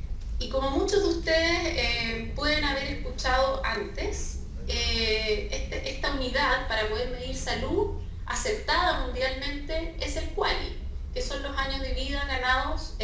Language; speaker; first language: Spanish; native; Spanish